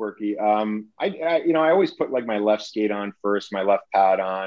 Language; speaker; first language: English; native; English